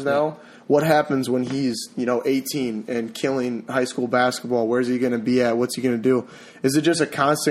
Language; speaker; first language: English; native; English